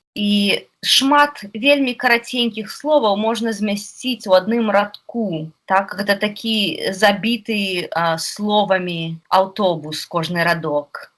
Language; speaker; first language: Belarusian; non-native, local second language; Russian